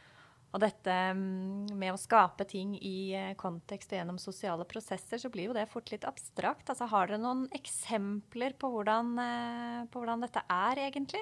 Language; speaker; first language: Norwegian; native; Norwegian